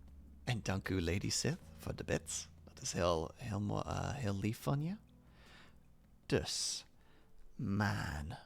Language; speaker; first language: Dutch; non-native, learner; English